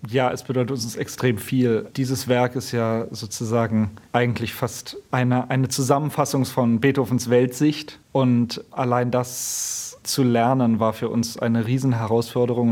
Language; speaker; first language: German; native; German